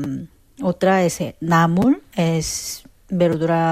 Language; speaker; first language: Spanish; non-native, learner; Korean